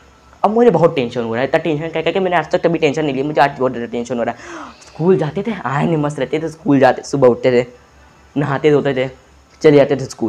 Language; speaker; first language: Hindi; native; Hindi